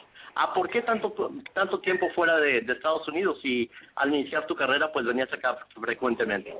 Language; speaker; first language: Spanish; native; Spanish